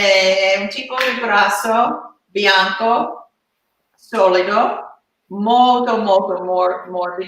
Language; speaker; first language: Italian; non-native, learner; English